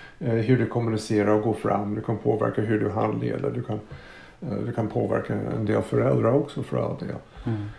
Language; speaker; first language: Swedish; non-native, fluent; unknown